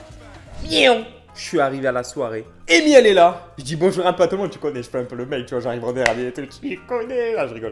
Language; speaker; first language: French; native; French